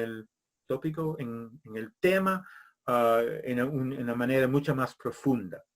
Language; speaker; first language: Spanish; non-native, fluent; English